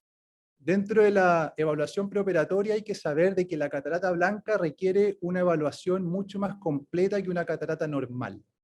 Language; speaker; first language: Spanish; native; Spanish